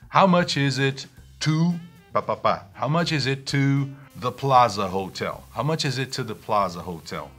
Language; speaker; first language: English; non-native, fluent; Portuguese